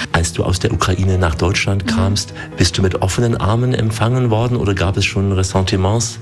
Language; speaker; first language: German; native; German